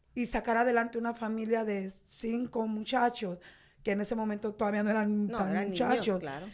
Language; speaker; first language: Spanish; native; Spanish